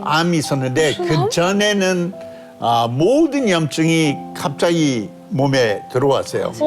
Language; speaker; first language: Korean; non-native, fluent; English